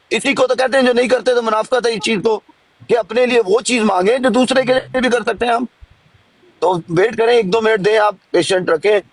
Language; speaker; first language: Urdu; non-native, local second language; Punjabi